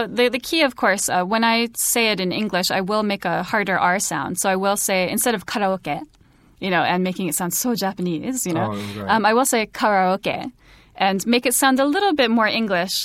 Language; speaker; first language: English; native; English